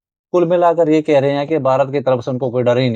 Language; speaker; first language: Hindi; native; Hindi